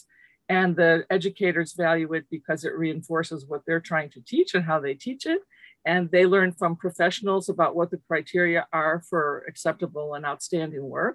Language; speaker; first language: English; early bilingual, other home language; Lithuanian